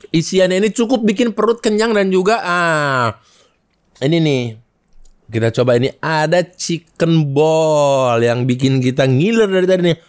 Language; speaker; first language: Indonesian; native; Indonesian